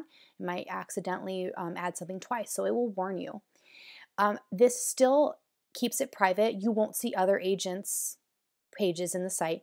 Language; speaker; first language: English; native; English